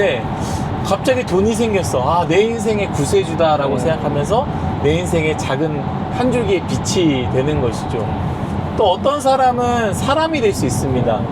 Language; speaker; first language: Korean; native; Korean